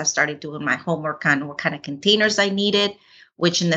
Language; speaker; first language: English; non-native, fluent; Spanish